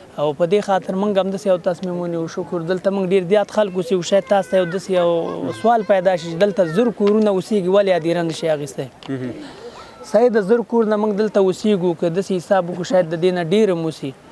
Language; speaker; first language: Pashto; non-native, local second language; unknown